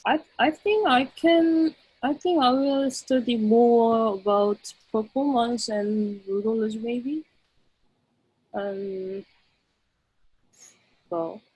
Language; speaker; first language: English; non-native, learner; Korean